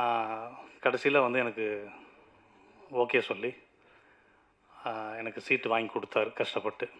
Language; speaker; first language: Tamil; native; Tamil